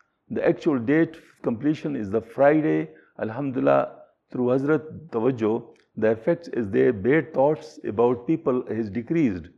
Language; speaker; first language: English; non-native, local second language; Pashto